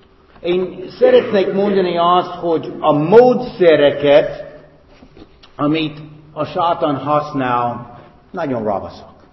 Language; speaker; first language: Hungarian; non-native, fluent; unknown